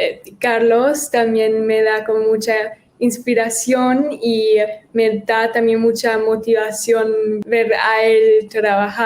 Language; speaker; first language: Spanish; early bilingual, heritage; German